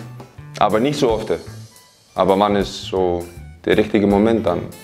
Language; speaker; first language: German; non-native, learner; Icelandic